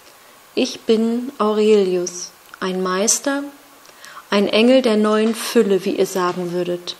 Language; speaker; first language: German; native; German